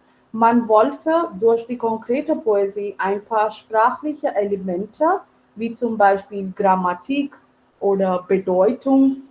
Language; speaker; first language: German; non-native, fluent; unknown